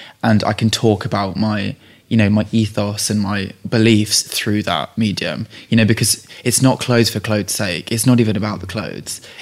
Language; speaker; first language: English; native; English